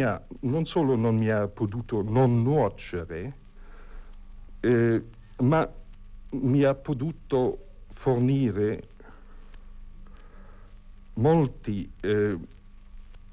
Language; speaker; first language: Italian; non-native, fluent; German